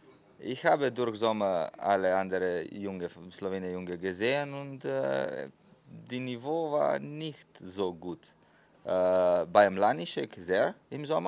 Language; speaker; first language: German; non-native, fluent; Slovenian